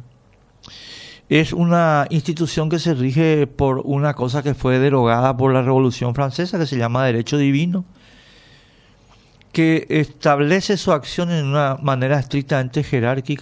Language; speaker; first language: Spanish; native; Spanish